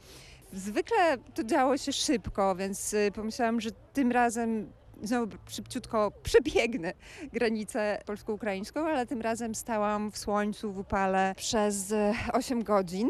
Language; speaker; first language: Polish; non-native, fluent; Ukrainian